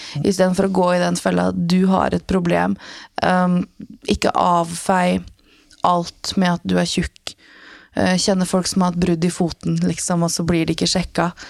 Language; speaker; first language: Norwegian; native; Norwegian